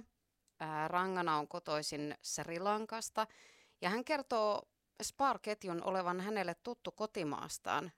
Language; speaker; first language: Finnish; native; Finnish